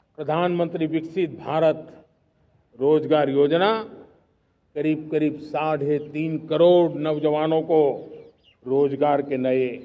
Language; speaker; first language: Hindi; non-native, local second language; Gujarati